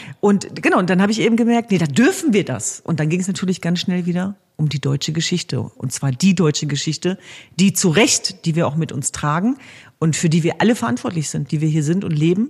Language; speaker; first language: German; early bilingual, other home language; Kurdish